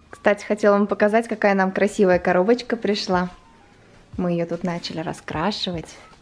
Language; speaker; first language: Russian; native; Russian